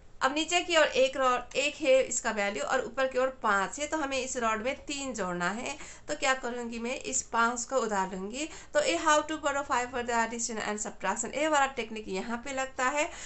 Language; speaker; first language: Hindi; non-native, fluent; Nepali